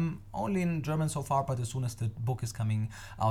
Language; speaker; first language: English; non-native, fluent; German